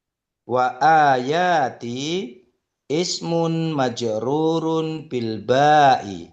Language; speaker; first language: Arabic; non-native, learner; Indonesian